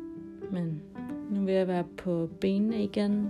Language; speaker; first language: Danish; non-native, local second language; Kalaallisut